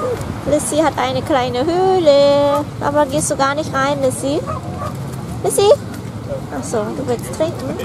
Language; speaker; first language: German; native; German